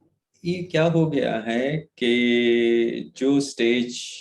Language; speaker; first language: Hindi; native; Hindi